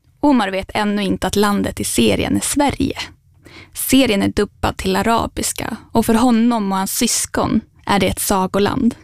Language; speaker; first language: Swedish; native; Swedish